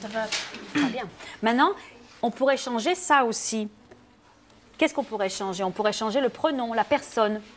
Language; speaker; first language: French; non-native, fluent; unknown